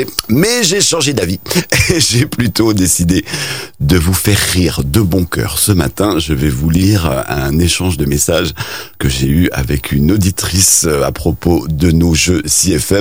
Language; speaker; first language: French; native; French